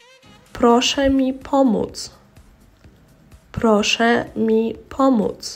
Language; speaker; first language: Polish; non-native, fluent; Russian